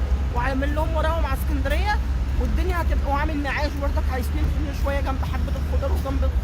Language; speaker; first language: Arabic; native; Arabic